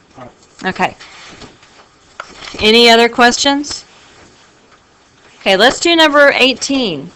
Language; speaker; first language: English; native; English